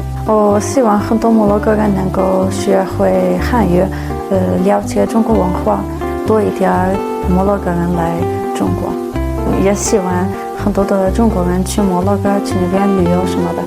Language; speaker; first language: Chinese; non-native, fluent; Arabic